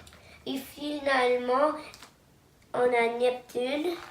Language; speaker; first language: French; non-native, local second language; English